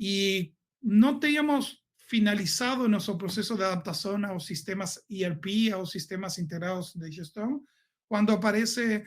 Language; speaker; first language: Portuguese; non-native, learner; Spanish